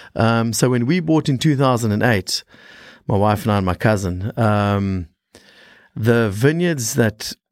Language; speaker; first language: English; native; English